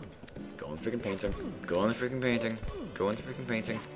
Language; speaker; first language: English; native; English